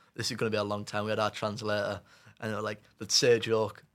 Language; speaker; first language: English; native; English